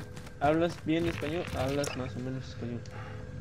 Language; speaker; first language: Spanish; non-native, learner; Portuguese